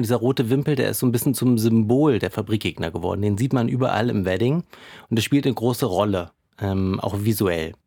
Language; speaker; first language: German; native; German